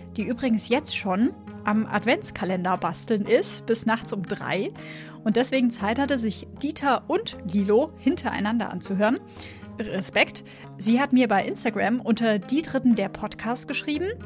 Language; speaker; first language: German; native; German